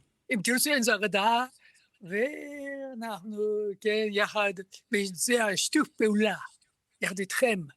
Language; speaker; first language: Hebrew; non-native, learner; Japanese